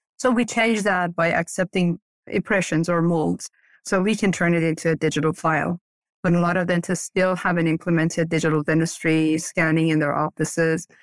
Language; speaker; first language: English; early bilingual, other home language; Persian